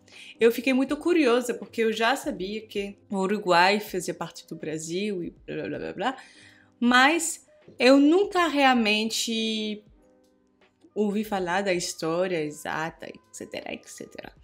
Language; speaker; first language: Portuguese; non-native, fluent; French